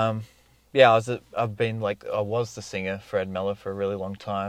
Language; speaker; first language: English; native; English